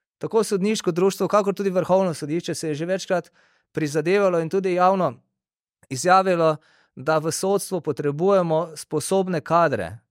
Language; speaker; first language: Slovenian; native; Slovenian